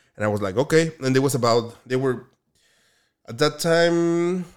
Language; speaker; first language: English; non-native, fluent; Spanish